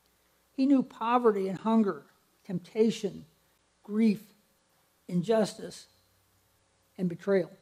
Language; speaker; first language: English; native; English